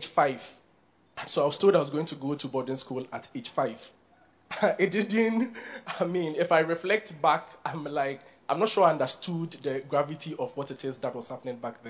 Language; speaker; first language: English; non-native, local second language; Akan